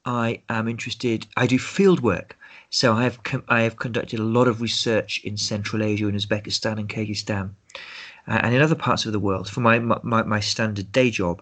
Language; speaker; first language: English; native; English